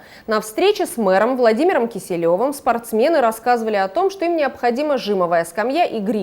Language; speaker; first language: Russian; native; Russian